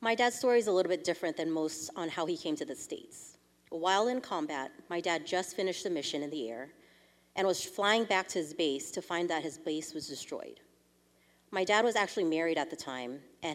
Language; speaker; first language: English; early bilingual, other home language; Vietnamese